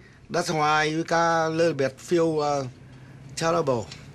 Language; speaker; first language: English; non-native, learner; Vietnamese